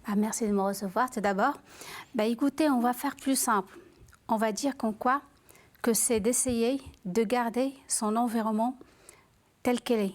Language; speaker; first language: French; non-native, local second language; Arabic